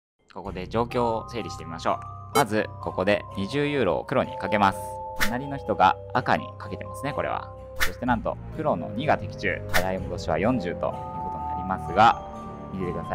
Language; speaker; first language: Japanese; native; Japanese